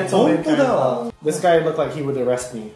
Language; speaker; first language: English; native; English